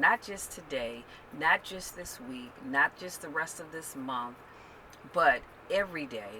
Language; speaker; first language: English; native; English